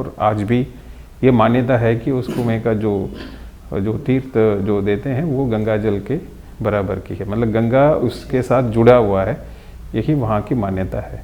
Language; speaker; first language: Hindi; non-native, local second language; Tamil